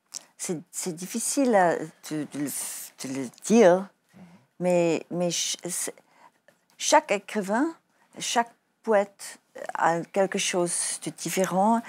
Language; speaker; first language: French; non-native, learner; Afrikaans